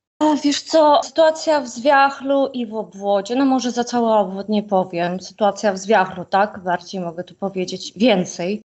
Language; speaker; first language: Polish; non-native, fluent; Ukrainian